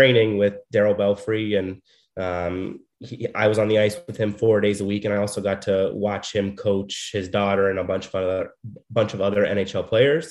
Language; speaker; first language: English; native; English